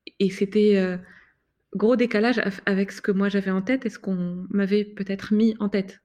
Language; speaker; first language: French; non-native, fluent; Arabic